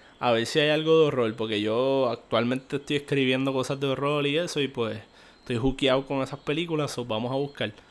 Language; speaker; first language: Spanish; native; Spanish